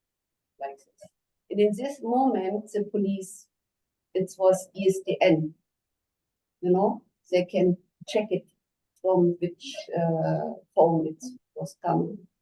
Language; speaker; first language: English; non-native, learner; German